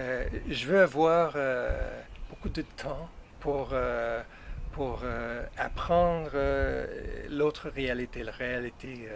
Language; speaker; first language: French; non-native, fluent; English